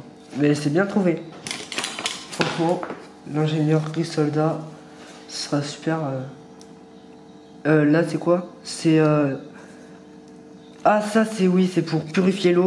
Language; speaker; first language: French; native; French